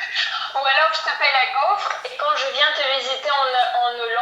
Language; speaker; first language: French; early bilingual, heritage; Portuguese